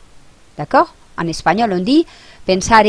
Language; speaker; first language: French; non-native, fluent; Spanish